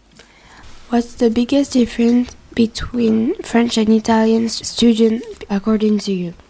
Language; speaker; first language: English; non-native, learner; French